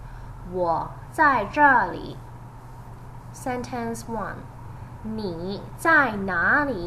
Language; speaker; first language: Chinese; non-native, fluent; English